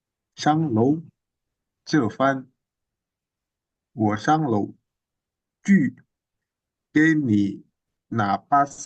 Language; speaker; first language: Chinese; non-native, learner; Indonesian